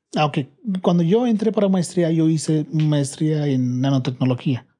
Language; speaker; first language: Spanish; non-native, learner; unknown